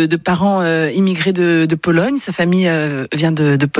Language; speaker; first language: French; native; French